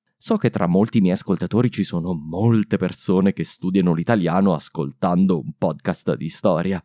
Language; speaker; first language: Italian; native; Italian